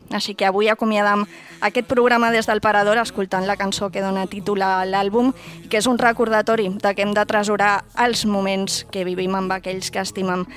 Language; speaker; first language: Catalan; native; Catalan